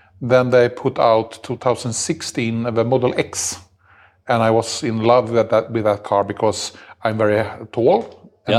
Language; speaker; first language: English; non-native, fluent; Swedish